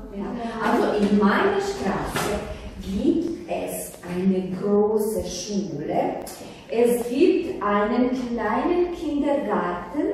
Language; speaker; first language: German; non-native, fluent; Croatian